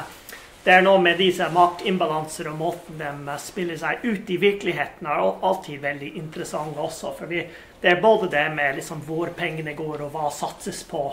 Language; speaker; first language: Norwegian; non-native, fluent; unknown